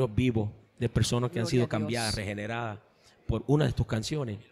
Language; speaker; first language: Spanish; early bilingual, heritage; Spanish